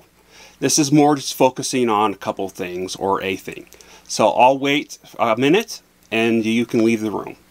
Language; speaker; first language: English; native; English